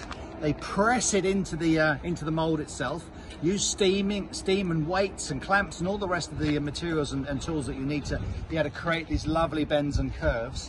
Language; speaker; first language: English; native; English